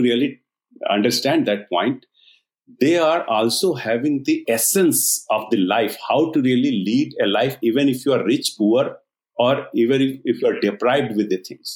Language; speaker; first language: English; non-native, local second language; Hindi